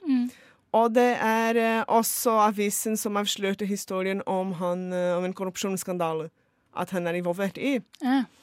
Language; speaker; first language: Norwegian; non-native, fluent; Portuguese